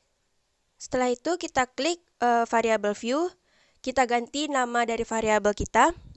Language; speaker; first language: Indonesian; native; Indonesian